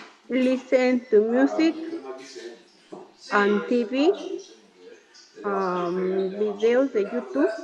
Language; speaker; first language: English; non-native, learner; Spanish